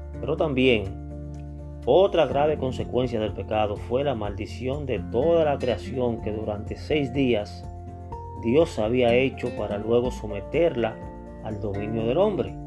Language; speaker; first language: Spanish; native; Spanish